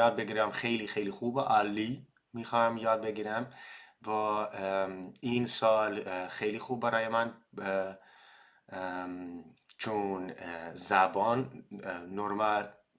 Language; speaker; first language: Persian; non-native, learner; Dutch